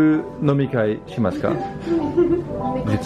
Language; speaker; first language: Japanese; non-native, fluent; French